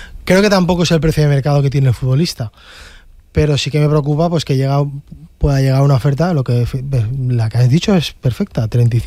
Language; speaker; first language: Spanish; native; Spanish